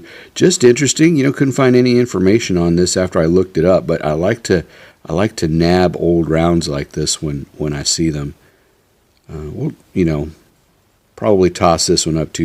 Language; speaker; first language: English; native; English